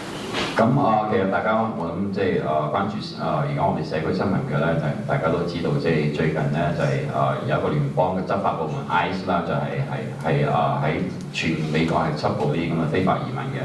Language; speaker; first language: Cantonese; native; Cantonese